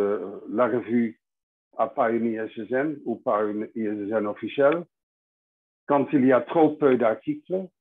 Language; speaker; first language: French; non-native, fluent; Dutch